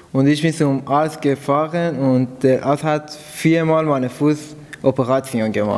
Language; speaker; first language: German; non-native, learner; Persian